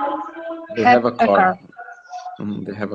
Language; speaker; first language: English; non-native, fluent; Russian